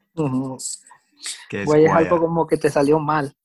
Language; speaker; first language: Spanish; native; Spanish